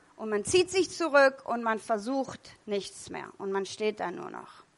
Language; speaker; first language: German; non-native, fluent; English